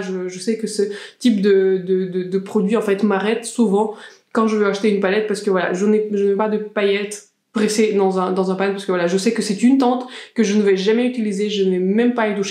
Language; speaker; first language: French; native; French